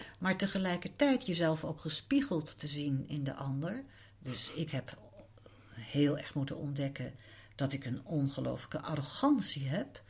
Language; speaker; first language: Dutch; native; Dutch